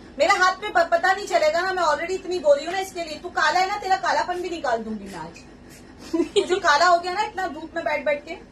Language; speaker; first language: Hindi; native; Hindi